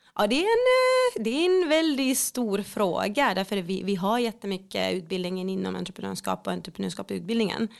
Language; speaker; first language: Swedish; non-native, fluent; Finnish